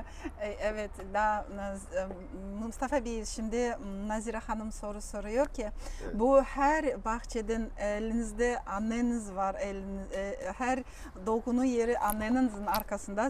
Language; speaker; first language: Turkish; non-native, learner; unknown